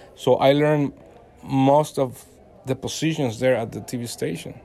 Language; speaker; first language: English; non-native, fluent; Spanish